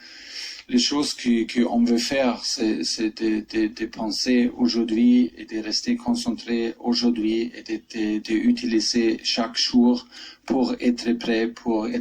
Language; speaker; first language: French; non-native, fluent; German